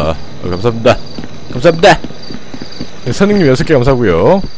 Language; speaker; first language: Korean; native; Korean